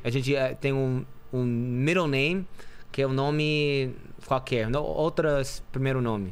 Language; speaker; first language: Portuguese; non-native, fluent; English